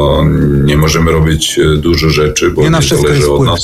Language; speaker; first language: Polish; non-native, learner; Serbian